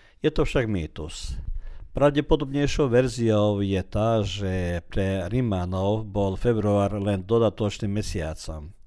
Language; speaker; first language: Slovak; early bilingual, heritage; Slovak